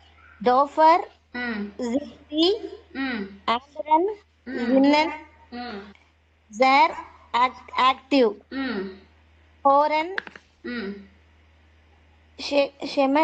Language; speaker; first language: German; non-native, learner; Tamil